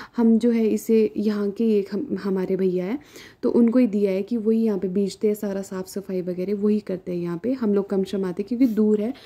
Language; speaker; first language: Hindi; non-native, local second language; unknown